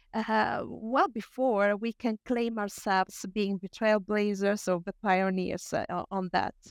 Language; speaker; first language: English; non-native, fluent; Italian